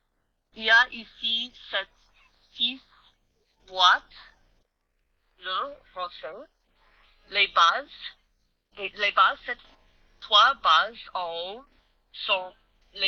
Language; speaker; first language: French; non-native, learner; English